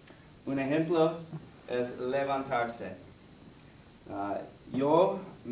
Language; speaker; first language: Spanish; non-native, learner; English